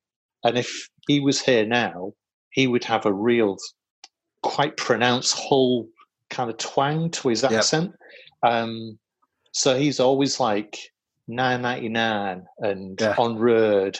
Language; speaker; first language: English; native; English